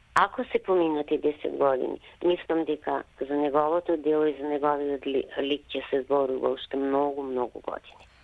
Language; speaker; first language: Macedonian; native; Macedonian